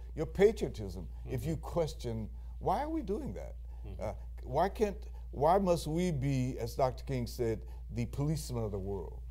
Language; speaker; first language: English; native; English